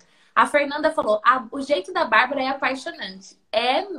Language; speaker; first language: Portuguese; native; Portuguese